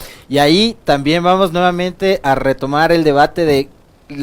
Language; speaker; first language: Spanish; native; Spanish